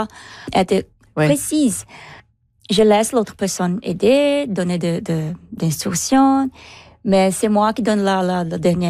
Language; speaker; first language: French; non-native, learner; Portuguese